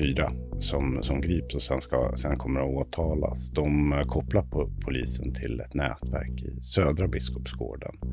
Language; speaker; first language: Swedish; native; Swedish